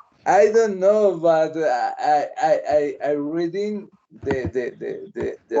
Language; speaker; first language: English; non-native, learner; Spanish